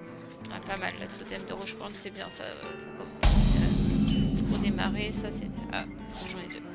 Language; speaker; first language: French; native; French